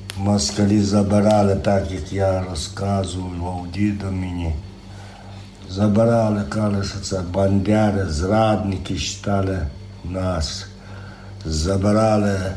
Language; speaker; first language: Ukrainian; native; Ukrainian